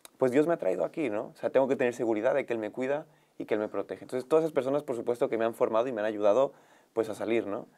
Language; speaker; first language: Spanish; native; Spanish